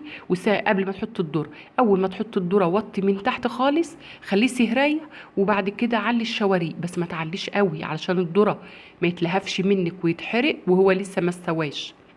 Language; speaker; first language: Arabic; native; Arabic